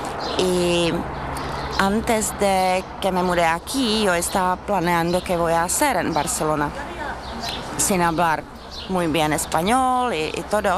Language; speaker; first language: Spanish; non-native, fluent; Czech